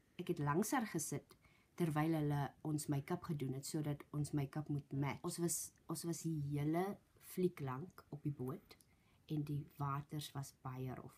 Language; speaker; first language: Afrikaans; native; Afrikaans